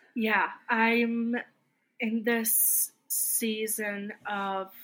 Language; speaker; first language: English; non-native, fluent; Latvian